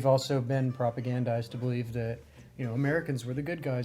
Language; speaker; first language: English; native; English